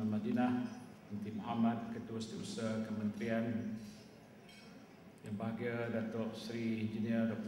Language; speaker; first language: Malay; native; Malay